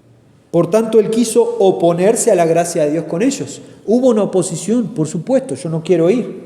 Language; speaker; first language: Spanish; native; Spanish